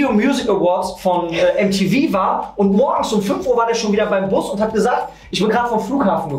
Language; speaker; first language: German; native; German